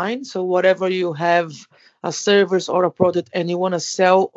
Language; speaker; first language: English; non-native, fluent; Portuguese